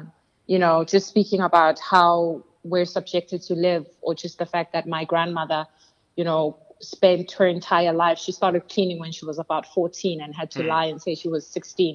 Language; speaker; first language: English; non-native, local second language; Xhosa